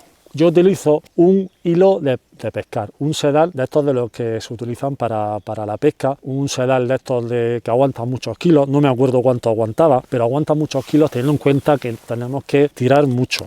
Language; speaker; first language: Spanish; native; Spanish